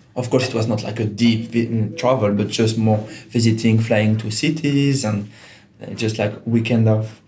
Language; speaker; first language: English; non-native, fluent; French